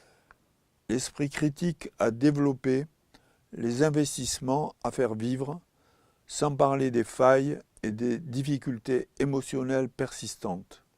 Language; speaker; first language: French; native; French